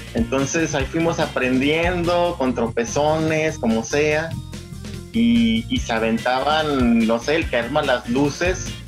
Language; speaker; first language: Spanish; native; Spanish